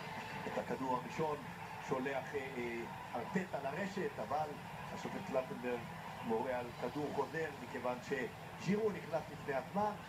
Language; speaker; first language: Hebrew; native; Hebrew